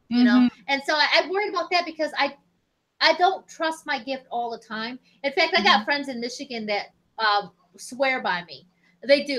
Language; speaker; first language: English; native; English